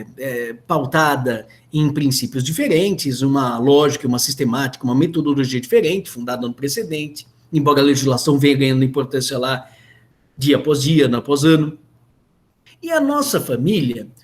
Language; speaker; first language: Portuguese; native; Portuguese